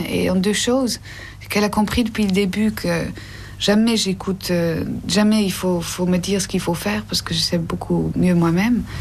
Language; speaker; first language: French; non-native, fluent; Dutch